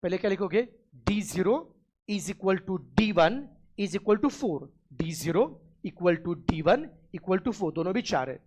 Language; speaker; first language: Hindi; non-native, local second language; Marathi